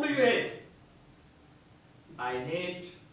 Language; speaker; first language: English; non-native, local second language; Urdu